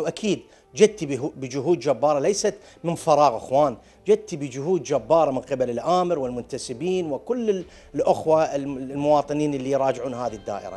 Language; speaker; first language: Arabic; native; Arabic